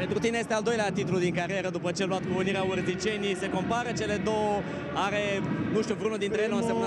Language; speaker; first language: Romanian; native; Romanian